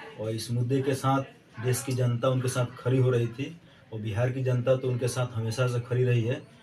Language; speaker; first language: Hindi; native; Hindi